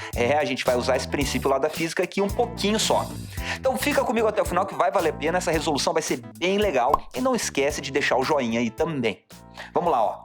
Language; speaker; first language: Portuguese; native; Portuguese